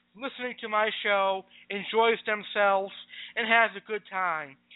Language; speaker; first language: English; native; English